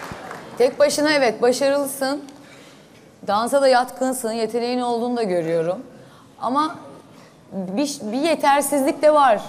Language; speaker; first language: Turkish; native; Turkish